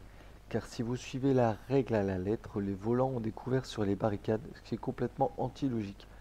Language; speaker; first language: French; native; French